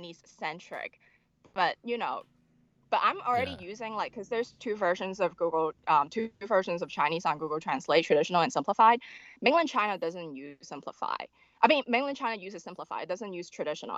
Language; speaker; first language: English; non-native, local second language; Cantonese